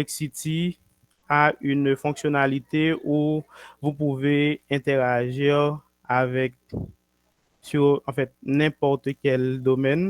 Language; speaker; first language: French; non-native, local second language; Haitian Creole